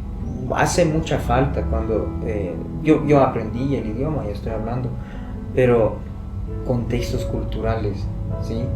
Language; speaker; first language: Spanish; non-native, fluent; Persian